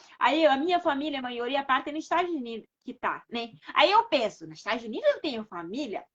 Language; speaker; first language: Portuguese; non-native, local second language; Kabuverdianu